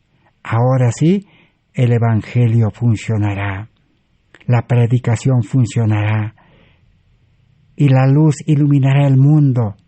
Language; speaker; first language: Spanish; native; Spanish